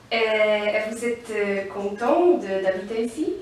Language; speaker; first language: French; non-native, learner; Polish